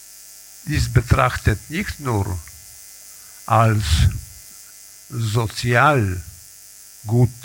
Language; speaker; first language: German; non-native, learner; Polish